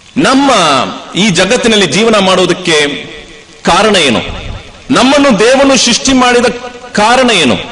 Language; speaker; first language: Kannada; non-native, local second language; Tamil